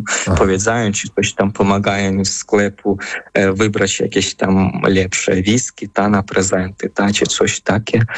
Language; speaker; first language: Polish; non-native, fluent; Ukrainian